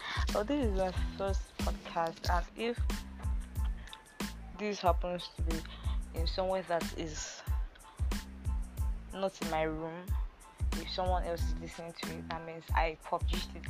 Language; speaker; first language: English; non-native, local second language; Ibibio